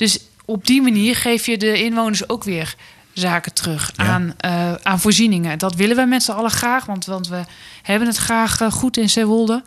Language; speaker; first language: Dutch; native; Dutch